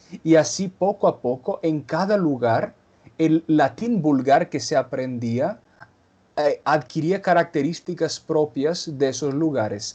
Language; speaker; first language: Spanish; non-native, fluent; Portuguese